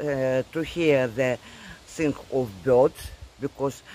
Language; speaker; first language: English; non-native, learner; Russian